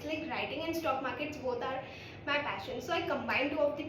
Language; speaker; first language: English; non-native, local second language; Hindi